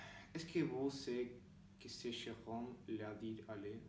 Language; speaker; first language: French; non-native, learner; Spanish